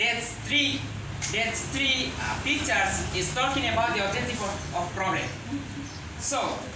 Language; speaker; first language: English; non-native, learner; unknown